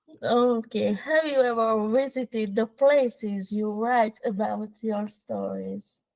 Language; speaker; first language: English; non-native, learner; Hungarian